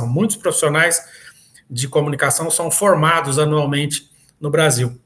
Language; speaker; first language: Portuguese; native; Portuguese